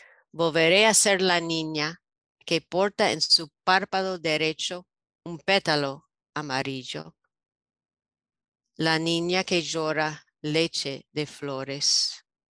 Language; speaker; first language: Spanish; non-native, fluent; English